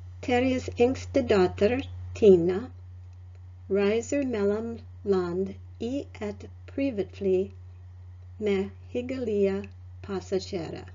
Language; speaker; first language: Norwegian; non-native, learner; English